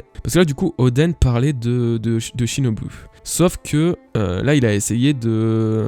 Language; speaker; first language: French; native; French